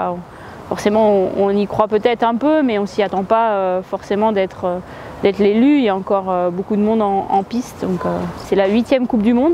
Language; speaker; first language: French; native; French